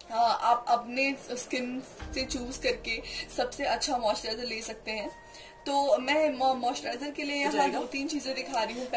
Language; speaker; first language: Hindi; native; Hindi